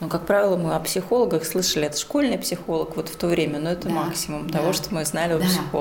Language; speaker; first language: Russian; native; Russian